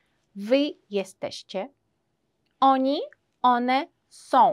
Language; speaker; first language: Polish; non-native, fluent; Uzbek